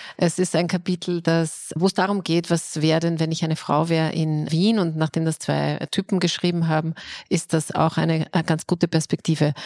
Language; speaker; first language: German; native; German